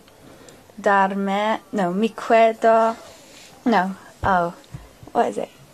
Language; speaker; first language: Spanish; non-native, learner; English